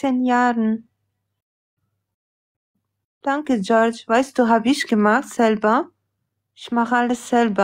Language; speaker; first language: German; early bilingual, other home language; Italian